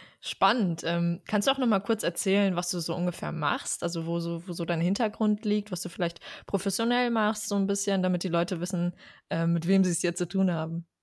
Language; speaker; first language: German; early bilingual, other home language; Armenian